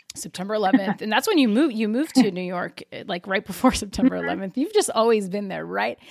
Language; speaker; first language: English; early bilingual, other home language; Portuguese